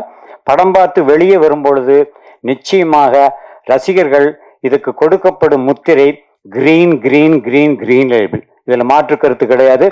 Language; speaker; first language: Tamil; native; Tamil